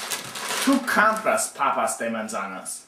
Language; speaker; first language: Spanish; non-native, learner; English